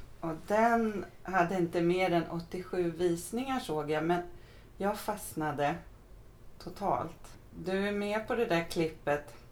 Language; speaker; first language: Swedish; native; Swedish